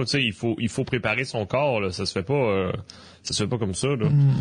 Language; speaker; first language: French; native; French